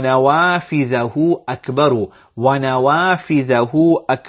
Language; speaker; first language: Arabic; non-native, fluent; English